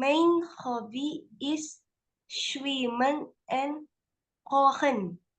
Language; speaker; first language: German; non-native, learner; Indonesian